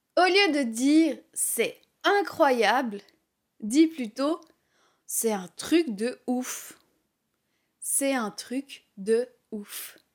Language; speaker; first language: French; native; French